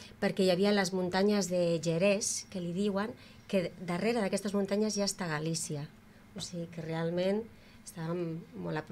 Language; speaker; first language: Catalan; native; Catalan